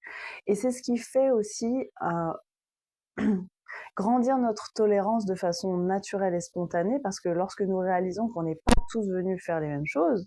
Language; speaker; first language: French; native; French